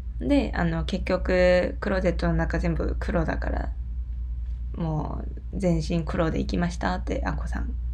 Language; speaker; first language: Japanese; non-native, fluent; Korean